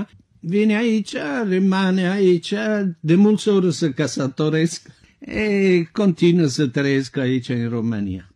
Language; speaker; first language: Romanian; non-native, learner; Italian